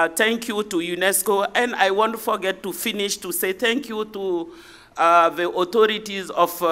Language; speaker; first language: English; non-native, learner; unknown